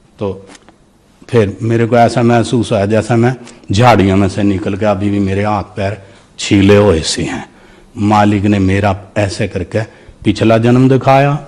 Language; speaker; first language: Hindi; native; Hindi